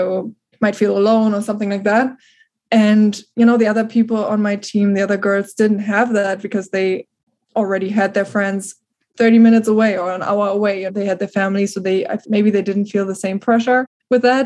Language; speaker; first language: English; non-native, fluent; German